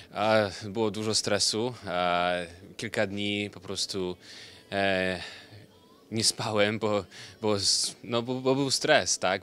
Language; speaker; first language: Polish; early bilingual, heritage; Polish